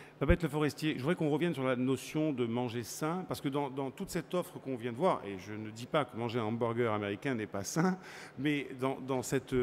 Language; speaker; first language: French; native; French